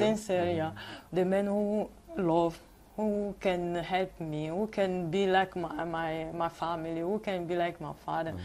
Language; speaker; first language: English; non-native, learner; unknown